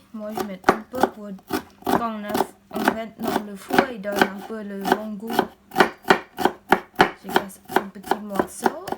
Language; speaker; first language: French; non-native, learner; Khmer